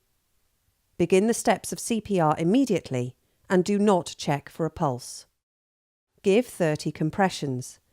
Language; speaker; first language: English; native; English